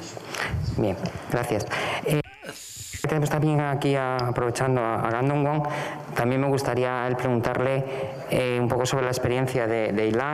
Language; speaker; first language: Spanish; native; Spanish